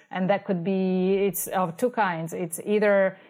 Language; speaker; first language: English; non-native, fluent; Italian